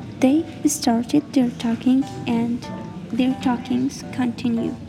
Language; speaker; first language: English; non-native, learner; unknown